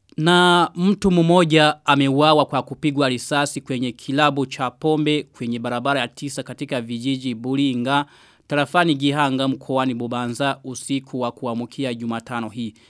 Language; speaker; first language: Swahili; non-native, local second language; Rundi